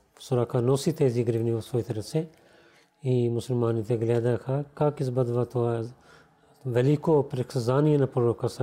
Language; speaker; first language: Bulgarian; non-native, learner; Urdu